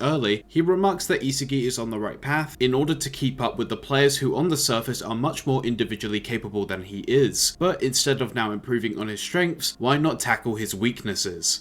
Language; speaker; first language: English; native; English